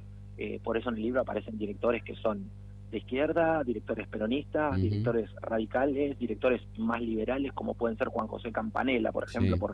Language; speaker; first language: Spanish; native; Spanish